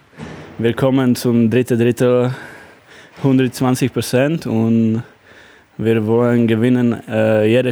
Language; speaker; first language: German; non-native, learner; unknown